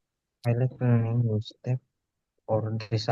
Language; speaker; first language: English; non-native, learner; Indonesian